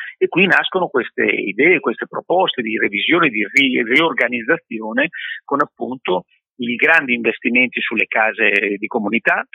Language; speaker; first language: Italian; native; Italian